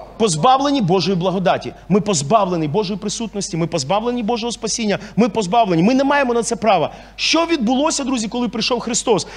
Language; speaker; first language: Ukrainian; non-native, local second language; Russian